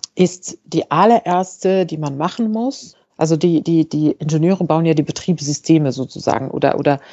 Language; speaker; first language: German; non-native, fluent; Arabic